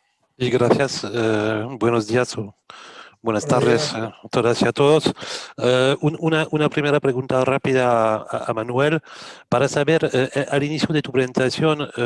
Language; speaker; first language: Spanish; non-native, fluent; French